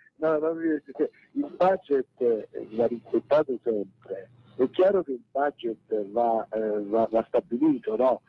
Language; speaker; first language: Italian; native; Italian